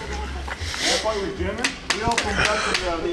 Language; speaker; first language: English; non-native, learner; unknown